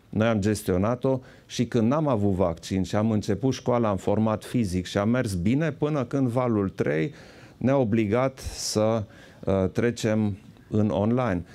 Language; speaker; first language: Romanian; non-native, local second language; German